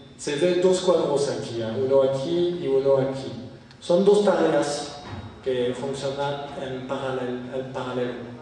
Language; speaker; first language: Spanish; non-native, fluent; French